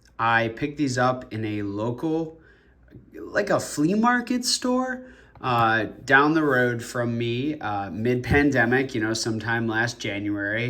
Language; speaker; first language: English; native; English